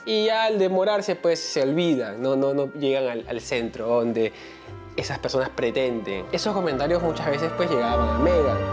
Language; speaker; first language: Spanish; native; Spanish